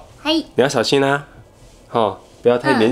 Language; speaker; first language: Chinese; native; Chinese